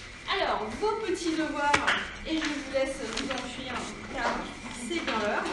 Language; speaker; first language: French; native; French